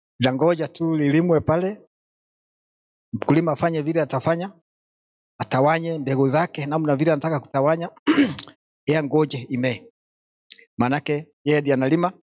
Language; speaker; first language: Swahili; non-native, local second language; Kikuyu